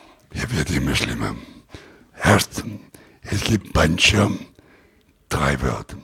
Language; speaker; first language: German; non-native, learner; Italian